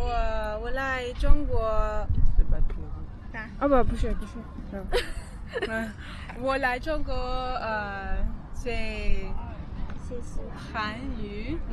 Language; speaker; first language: Chinese; non-native, learner; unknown